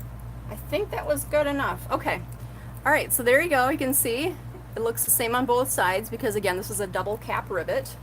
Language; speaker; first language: English; native; English